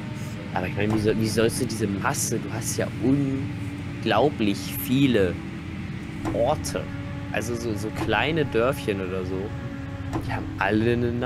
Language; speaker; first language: German; native; German